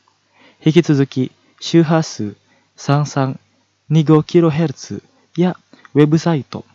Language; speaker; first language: Japanese; non-native, fluent; Indonesian